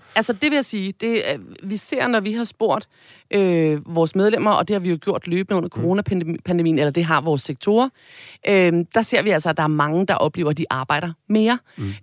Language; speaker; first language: Danish; native; Danish